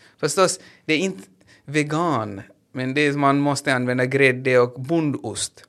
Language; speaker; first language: Swedish; non-native, fluent; Hindi